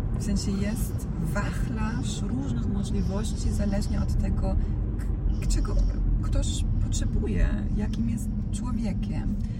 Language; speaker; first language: Polish; non-native, fluent; Croatian